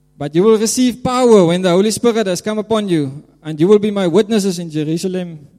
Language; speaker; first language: English; non-native, local second language; Afrikaans